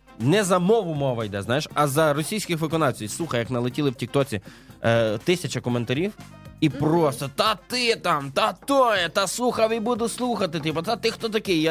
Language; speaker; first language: Ukrainian; native; Ukrainian